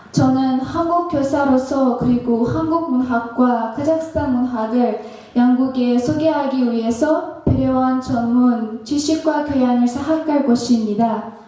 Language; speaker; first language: Korean; non-native, fluent; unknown